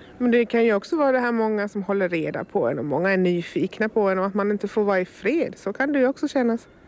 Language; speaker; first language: Swedish; native; Swedish